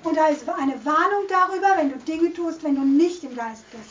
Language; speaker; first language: German; native; German